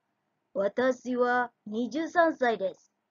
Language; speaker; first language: Japanese; non-native, fluent; Indonesian